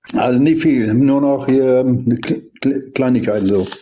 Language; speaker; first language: German; non-native, fluent; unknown